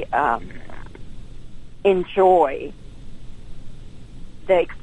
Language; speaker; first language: English; non-native, local second language; Hindi